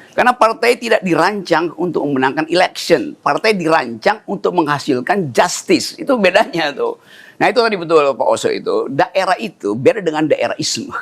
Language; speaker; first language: Indonesian; native; Indonesian